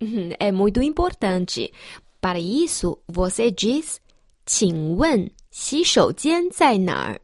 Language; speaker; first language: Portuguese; non-native, fluent; Chinese